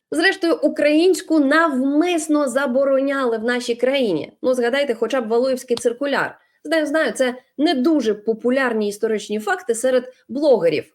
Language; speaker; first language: Ukrainian; non-native, local second language; Russian